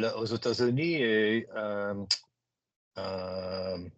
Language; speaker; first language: French; non-native, learner; English